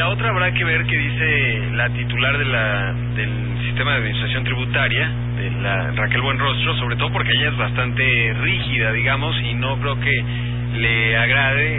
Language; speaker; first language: Spanish; native; Spanish